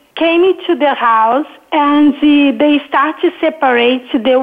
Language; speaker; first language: English; non-native, learner; Portuguese